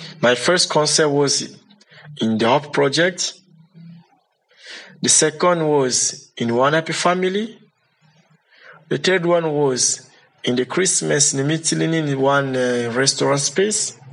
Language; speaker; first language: English; non-native, learner; Lingala